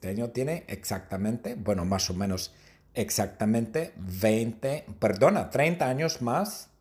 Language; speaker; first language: Spanish; non-native, fluent; English